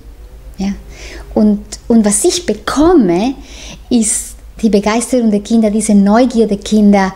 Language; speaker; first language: German; non-native, fluent; Spanish